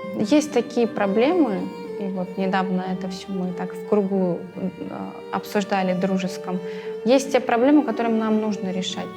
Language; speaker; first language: Russian; early bilingual, other home language; Crimean Tatar